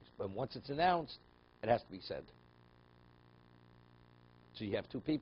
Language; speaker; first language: English; native; English